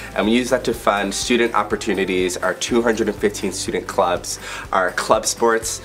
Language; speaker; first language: English; native; English